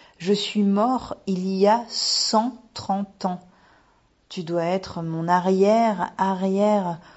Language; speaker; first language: French; native; French